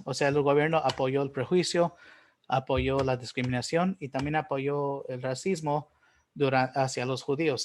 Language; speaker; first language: Spanish; early bilingual, heritage; Spanish